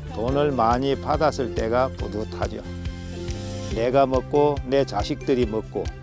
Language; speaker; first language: Korean; native; Korean